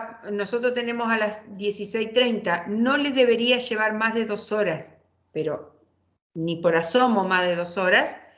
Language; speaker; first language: Spanish; native; Spanish